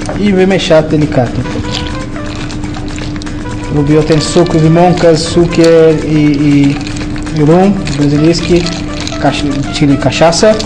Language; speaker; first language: Polish; non-native, learner; Portuguese